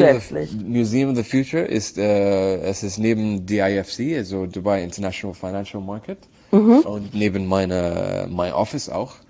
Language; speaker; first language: German; non-native, learner; Arabic